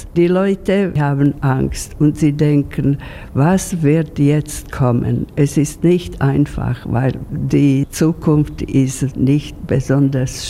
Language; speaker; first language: German; non-native, fluent; Slovak